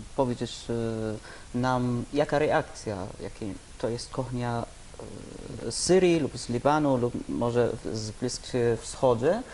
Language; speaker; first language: Polish; non-native, learner; Arabic